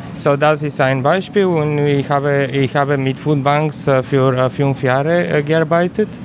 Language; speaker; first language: German; non-native, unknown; Bulgarian